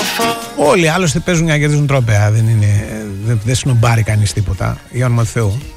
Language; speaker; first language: Greek; native; Greek